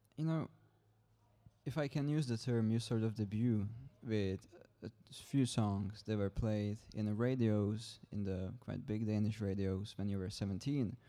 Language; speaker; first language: English; non-native, fluent; Czech